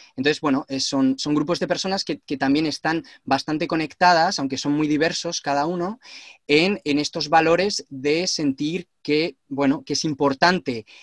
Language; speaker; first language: Spanish; native; Spanish